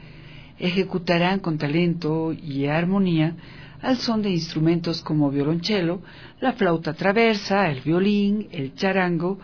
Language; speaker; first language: Spanish; native; Spanish